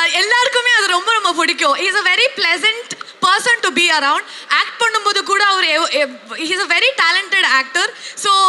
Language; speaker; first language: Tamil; non-native, local second language; Kannada